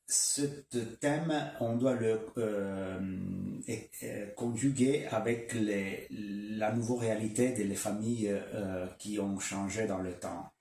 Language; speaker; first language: French; non-native, local second language; Kinyarwanda